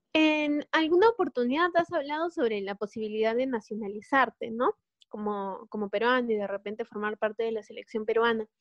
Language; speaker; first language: Spanish; native; Spanish